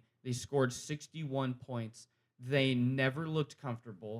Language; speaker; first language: English; native; English